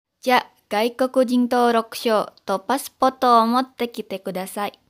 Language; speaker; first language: Japanese; non-native, learner; Indonesian